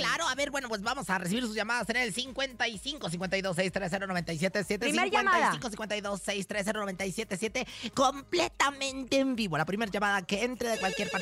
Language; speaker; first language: Spanish; native; Spanish